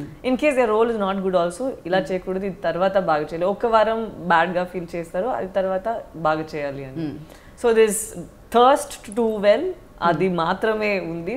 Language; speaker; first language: Telugu; non-native, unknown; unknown